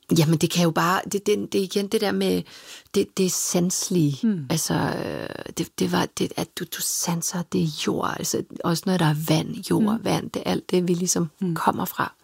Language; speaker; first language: Danish; early bilingual, other home language; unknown